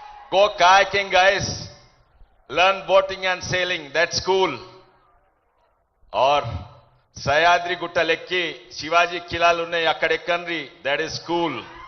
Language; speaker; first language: English; non-native, local second language; Telugu